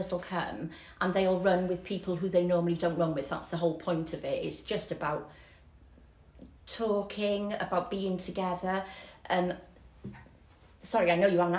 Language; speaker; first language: English; native; English